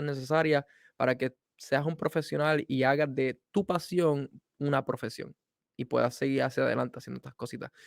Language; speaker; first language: Spanish; native; Spanish